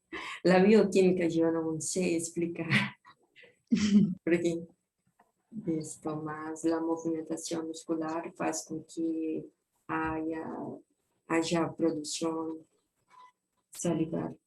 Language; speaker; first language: Spanish; non-native, fluent; Portuguese